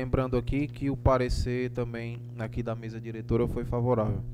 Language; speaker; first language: Portuguese; native; Portuguese